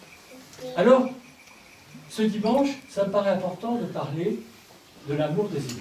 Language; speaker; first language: French; native; French